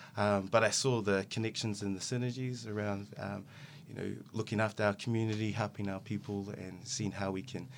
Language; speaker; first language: English; native; English